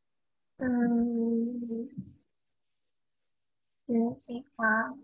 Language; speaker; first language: French; non-native, learner; English